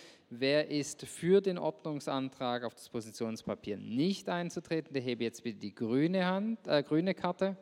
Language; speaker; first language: German; native; German